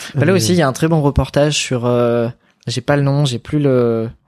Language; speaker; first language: French; native; French